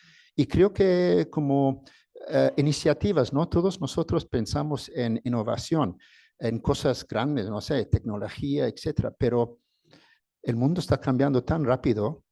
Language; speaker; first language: Spanish; non-native, fluent; English